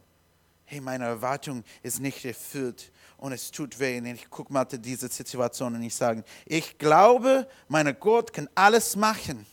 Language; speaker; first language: German; non-native, learner; English